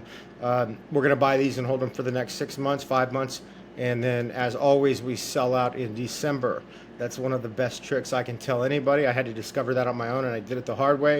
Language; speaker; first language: English; native; English